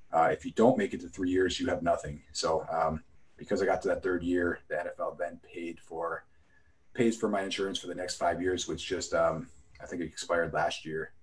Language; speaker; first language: English; native; English